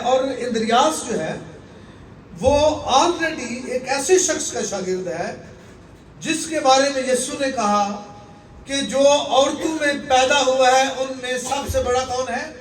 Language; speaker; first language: Urdu; native; Urdu